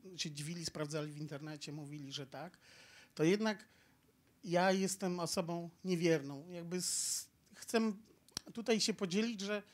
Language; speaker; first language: Polish; native; Polish